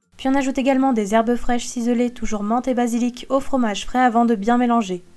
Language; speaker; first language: French; native; French